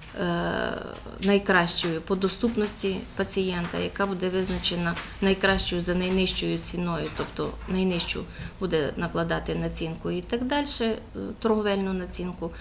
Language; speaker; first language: Ukrainian; native; Ukrainian